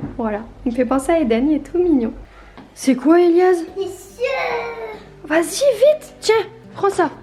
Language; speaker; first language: French; native; French